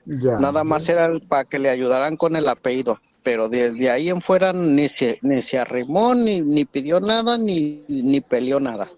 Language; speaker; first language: Spanish; native; Spanish